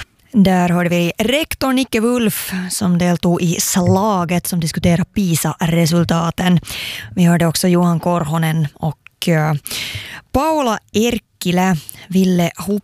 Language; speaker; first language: Swedish; native; Swedish